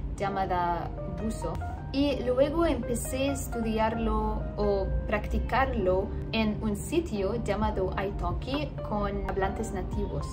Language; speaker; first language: Spanish; non-native, learner; Arabic